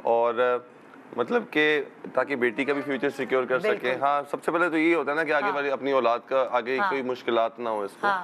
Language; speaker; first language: Urdu; native; Urdu